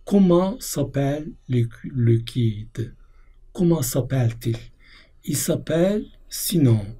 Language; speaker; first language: French; non-native, fluent; Turkish